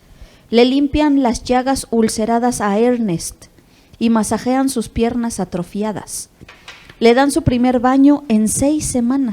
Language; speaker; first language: Spanish; native; Spanish